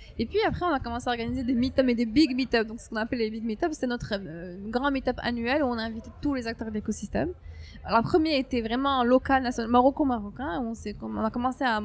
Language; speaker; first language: French; non-native, local second language; Arabic